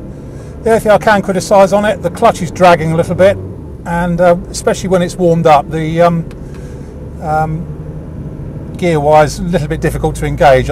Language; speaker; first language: English; native; English